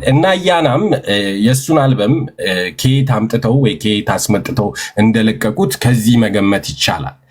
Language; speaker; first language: Amharic; early bilingual, heritage; Amharic